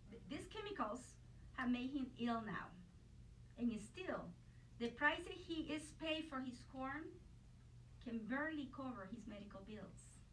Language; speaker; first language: English; non-native, fluent; Spanish